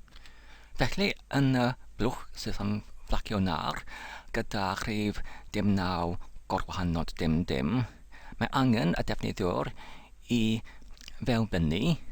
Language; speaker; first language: Welsh; non-native, fluent; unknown